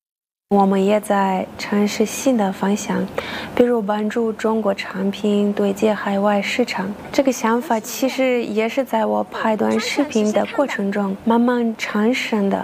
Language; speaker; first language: Chinese; non-native, fluent; Russian